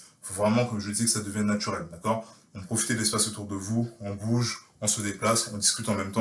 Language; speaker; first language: French; native; French